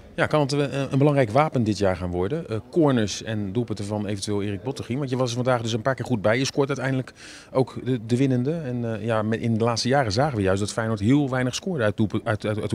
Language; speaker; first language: Dutch; native; Dutch